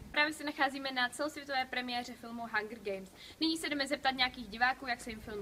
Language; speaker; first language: Czech; native; Czech